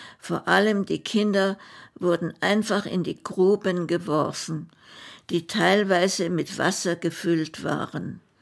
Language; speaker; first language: German; native; German